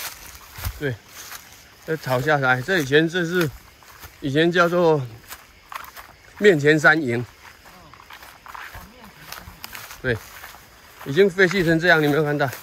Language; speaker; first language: Chinese; native; Chinese